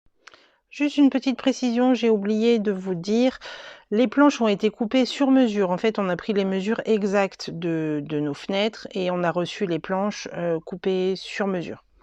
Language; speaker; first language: French; native; French